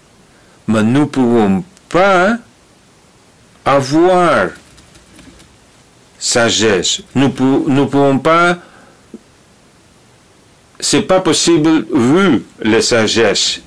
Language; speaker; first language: French; non-native, learner; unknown